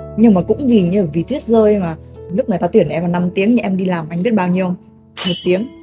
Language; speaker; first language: Vietnamese; native; Vietnamese